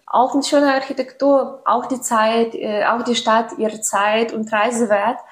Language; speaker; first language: German; non-native, fluent; Ukrainian